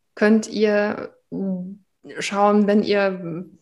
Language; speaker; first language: German; native; German